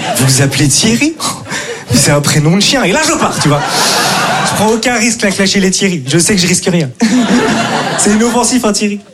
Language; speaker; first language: French; native; French